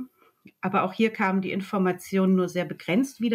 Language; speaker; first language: German; native; German